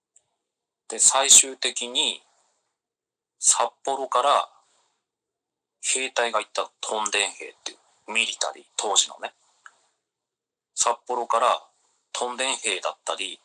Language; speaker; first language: Japanese; native; Japanese